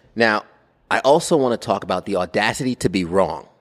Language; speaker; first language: English; native; English